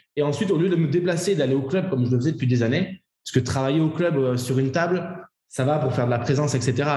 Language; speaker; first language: French; native; French